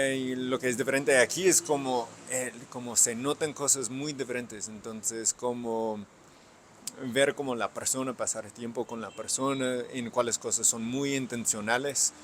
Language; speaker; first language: Spanish; non-native, fluent; English